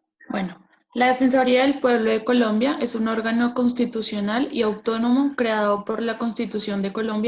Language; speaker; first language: Spanish; native; Spanish